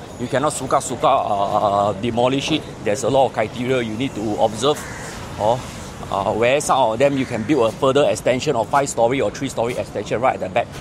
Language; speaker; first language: English; non-native, local second language; Chinese